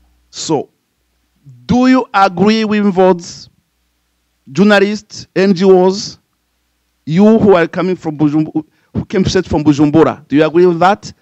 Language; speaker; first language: English; non-native, fluent; Rundi